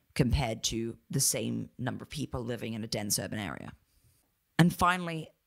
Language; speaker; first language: English; native; English